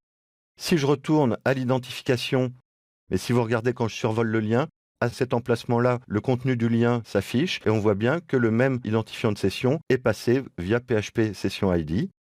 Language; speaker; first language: French; native; French